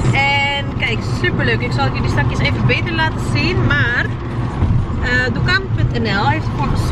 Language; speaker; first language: Dutch; native; Dutch